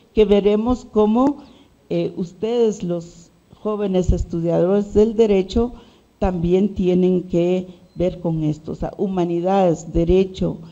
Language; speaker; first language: Spanish; native; Spanish